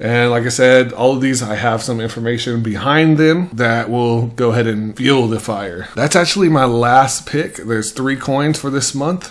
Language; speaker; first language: English; native; English